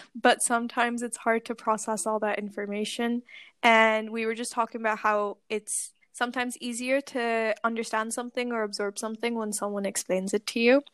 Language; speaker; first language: English; non-native, local second language; Urdu